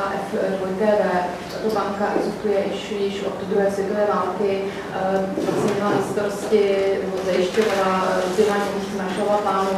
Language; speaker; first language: Czech; native; Czech